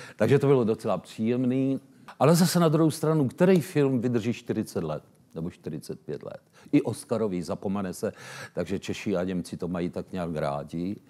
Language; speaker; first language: Czech; native; Czech